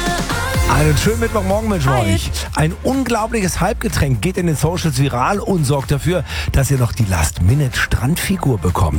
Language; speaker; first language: German; native; German